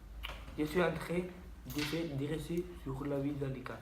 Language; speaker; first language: French; non-native, learner; Spanish